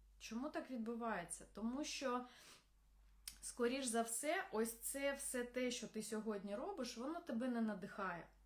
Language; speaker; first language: Ukrainian; non-native, local second language; Russian